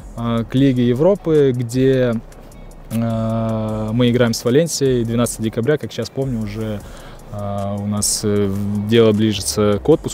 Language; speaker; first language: Russian; native; Russian